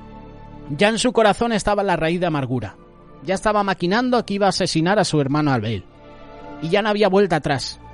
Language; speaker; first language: Spanish; native; Spanish